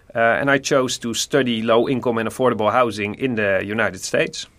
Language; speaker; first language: English; non-native, fluent; Dutch